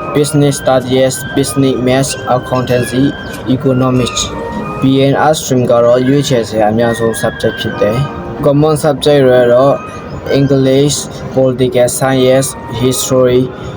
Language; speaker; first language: Burmese; non-native, local second language; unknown